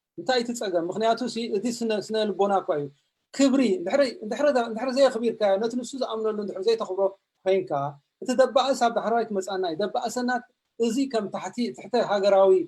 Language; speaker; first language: Tigrinya; native; Tigrinya